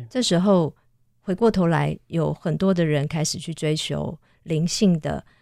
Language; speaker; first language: Chinese; native; Chinese